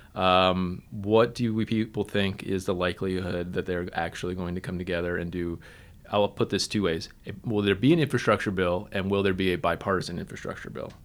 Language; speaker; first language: English; native; English